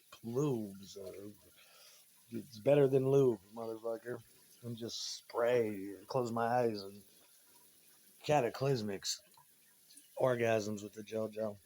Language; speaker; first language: English; native; English